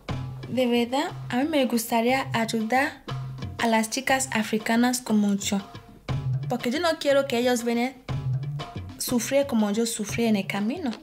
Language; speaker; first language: Spanish; non-native, learner; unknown